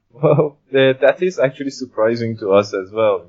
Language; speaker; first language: English; non-native, fluent; Persian